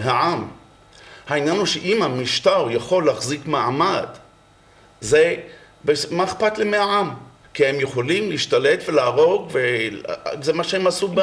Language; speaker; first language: Hebrew; non-native, fluent; English